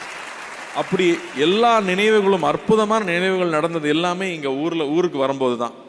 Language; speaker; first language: Tamil; native; Tamil